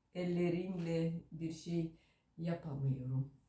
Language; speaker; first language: Turkish; early bilingual, heritage; Ukrainian